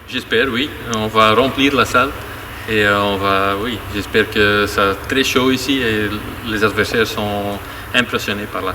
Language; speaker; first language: French; non-native, learner; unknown